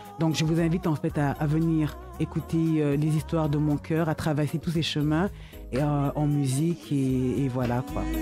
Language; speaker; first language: French; early bilingual, other home language; Lingala